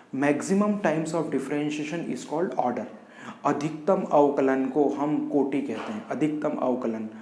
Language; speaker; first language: Hindi; native; Hindi